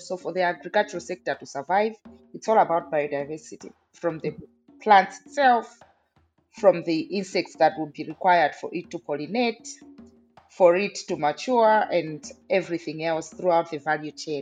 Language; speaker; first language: English; non-native, local second language; Nyanja